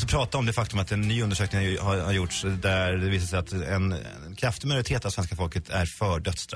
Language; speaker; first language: Swedish; native; Swedish